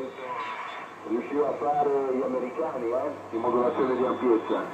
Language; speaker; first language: Italian; native; Italian